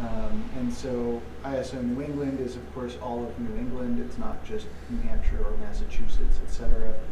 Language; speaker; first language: English; native; English